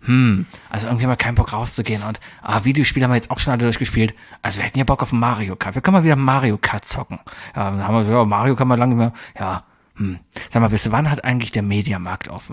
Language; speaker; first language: German; native; German